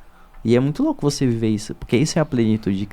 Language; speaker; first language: Portuguese; native; Portuguese